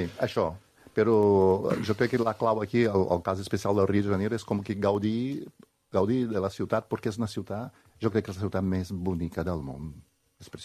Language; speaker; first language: Catalan; non-native, fluent; Portuguese